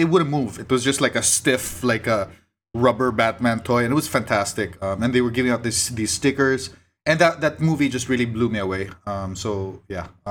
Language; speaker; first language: English; non-native, local second language; Cebuano